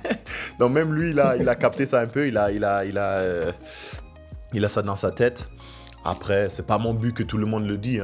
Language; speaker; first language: French; non-native, fluent; German